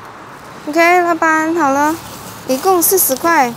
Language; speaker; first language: Chinese; non-native, fluent; Indonesian